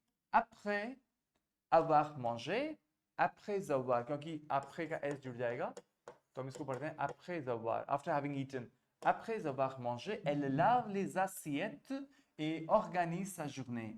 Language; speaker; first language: French; non-native, fluent; Hindi